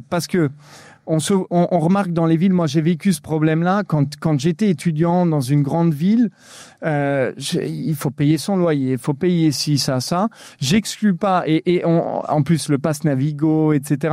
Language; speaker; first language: French; native; French